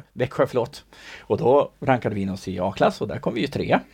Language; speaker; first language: Swedish; native; Swedish